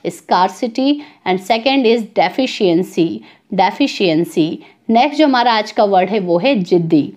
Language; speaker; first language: Hindi; native; Hindi